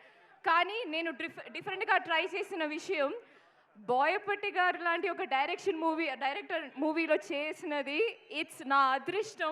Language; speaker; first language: Telugu; non-native, learner; Malayalam